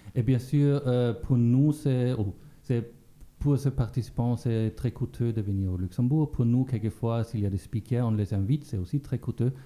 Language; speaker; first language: French; non-native, local second language; Luxembourgish